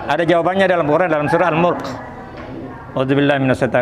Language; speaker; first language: Indonesian; native; Indonesian